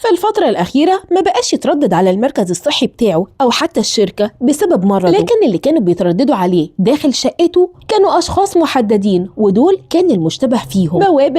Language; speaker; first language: Arabic; native; Arabic